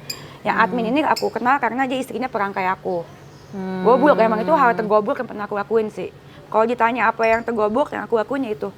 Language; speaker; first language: Indonesian; native; Indonesian